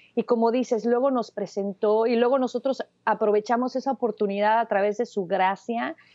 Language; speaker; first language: Spanish; native; Spanish